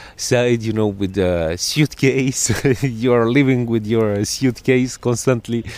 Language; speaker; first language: English; non-native, fluent; Serbian